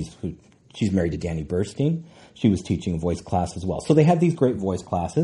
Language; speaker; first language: English; native; English